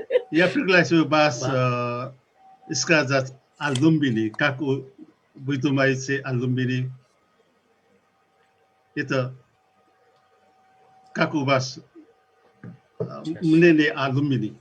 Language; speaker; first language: Russian; non-native, learner; Nepali